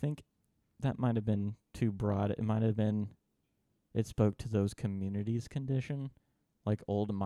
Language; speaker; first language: English; native; English